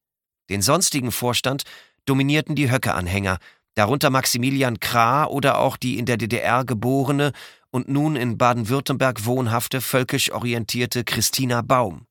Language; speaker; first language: German; native; German